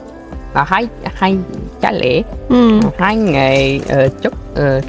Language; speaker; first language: Vietnamese; non-native, learner; French